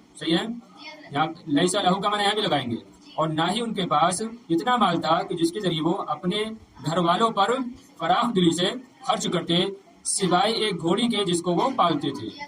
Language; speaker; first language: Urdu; native; Urdu